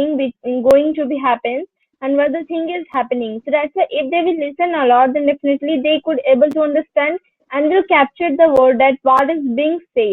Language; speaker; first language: English; non-native, learner; Hindi